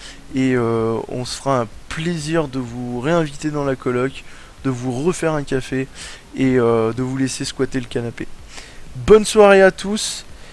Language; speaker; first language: French; native; French